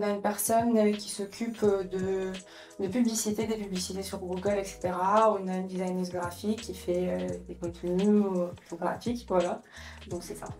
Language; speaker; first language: French; non-native, fluent; Ukrainian